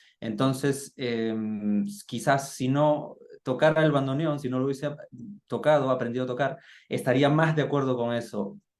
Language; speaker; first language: Spanish; native; Spanish